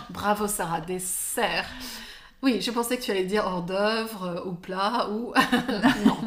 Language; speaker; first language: French; native; French